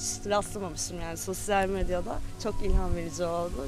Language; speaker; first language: Turkish; native; Turkish